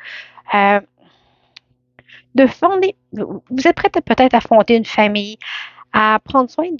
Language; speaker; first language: French; native; French